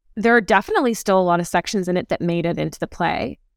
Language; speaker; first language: English; native; English